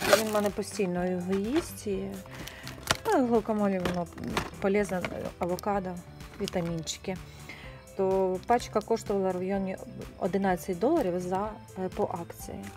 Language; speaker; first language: Ukrainian; non-native, local second language; Russian